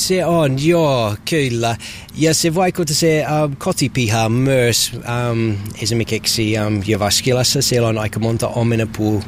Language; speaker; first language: Finnish; non-native, learner; English